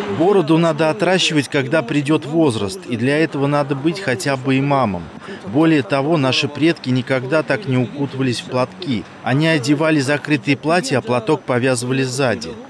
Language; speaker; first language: Russian; non-native, local second language; Kazakh